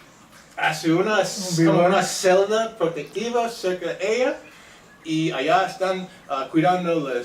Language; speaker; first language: Spanish; non-native, fluent; English